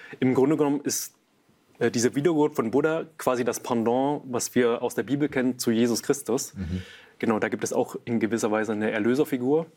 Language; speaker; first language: German; early bilingual, other home language; Vietnamese